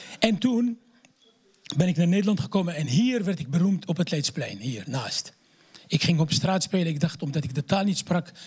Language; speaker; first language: Dutch; non-native, fluent; Arabic